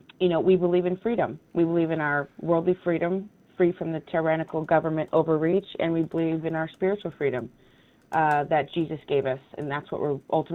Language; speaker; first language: English; native; English